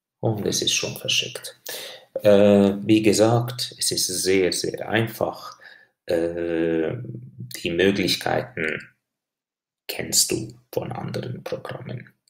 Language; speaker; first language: German; non-native, fluent; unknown